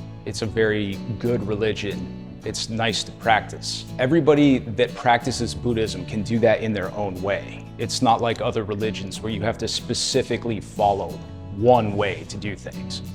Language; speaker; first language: English; native; English